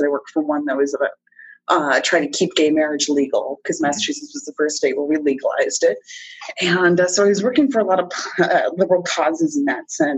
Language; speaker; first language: English; native; English